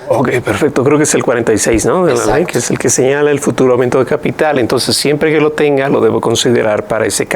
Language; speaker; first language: Spanish; native; Spanish